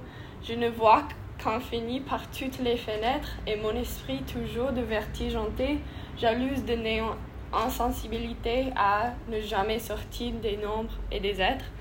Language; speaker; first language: French; non-native, learner; English